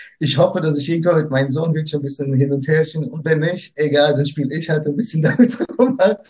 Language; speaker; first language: German; early bilingual, other home language; Portuguese